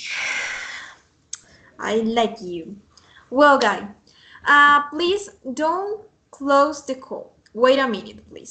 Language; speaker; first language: English; non-native, fluent; Spanish